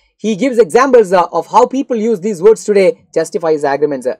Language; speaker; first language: English; non-native, local second language; Malayalam